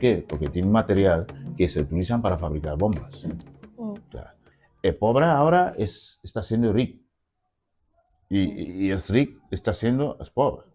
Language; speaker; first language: Spanish; non-native, fluent; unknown